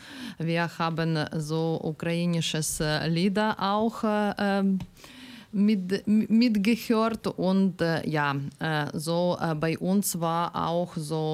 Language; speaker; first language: German; non-native, learner; Ukrainian